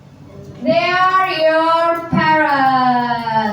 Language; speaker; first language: English; non-native, learner; Indonesian